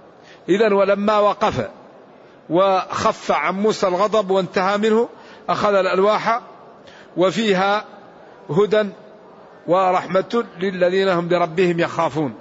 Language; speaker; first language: Arabic; native; Arabic